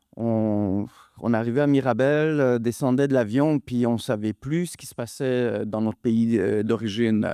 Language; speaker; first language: French; early bilingual, other home language; Hungarian